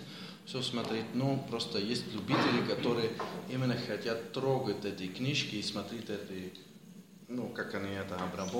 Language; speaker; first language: Russian; non-native, learner; Dutch